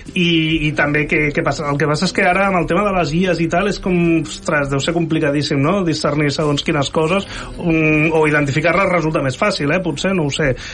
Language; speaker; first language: Catalan; native; Catalan